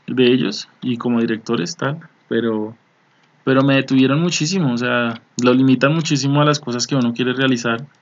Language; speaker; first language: Spanish; native; Spanish